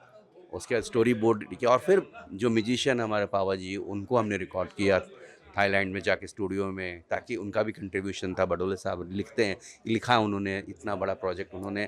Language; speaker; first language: Hindi; native; Hindi